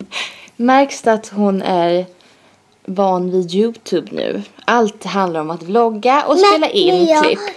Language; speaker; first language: Swedish; native; Swedish